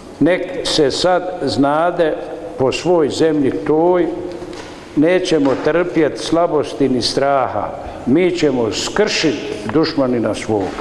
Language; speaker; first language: Bosnian; native; Bosnian